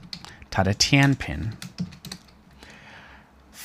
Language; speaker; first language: Chinese; non-native, fluent; English